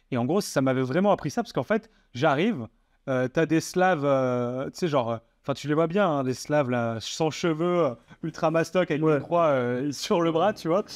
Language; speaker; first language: French; native; French